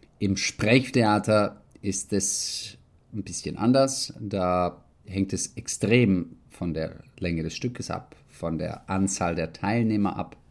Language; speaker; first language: German; early bilingual, heritage; Italian